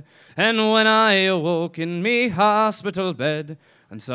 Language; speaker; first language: English; native; English